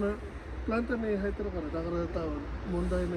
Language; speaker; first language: Japanese; non-native, learner; Filipino